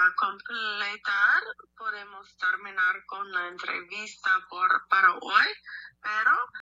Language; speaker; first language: Spanish; non-native, learner; English